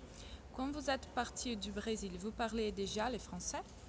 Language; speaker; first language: French; non-native, learner; Portuguese